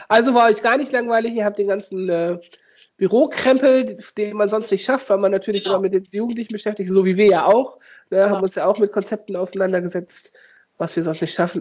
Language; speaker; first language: German; native; German